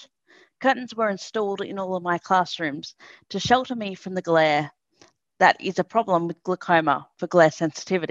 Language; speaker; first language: English; native; English